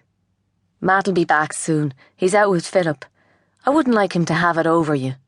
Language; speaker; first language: English; native; English